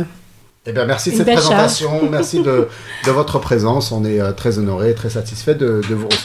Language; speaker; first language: French; native; French